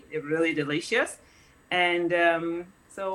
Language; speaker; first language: English; non-native, local second language; Yoruba